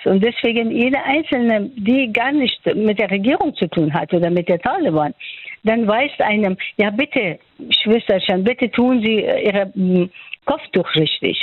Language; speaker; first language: German; non-native, fluent; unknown